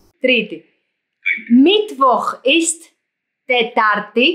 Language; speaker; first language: German; non-native, fluent; Greek